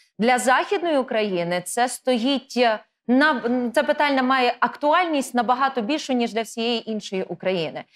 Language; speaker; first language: Ukrainian; native; Ukrainian